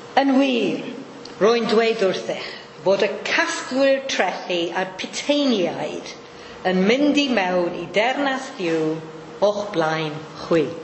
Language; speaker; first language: Welsh; non-native, fluent; Maltese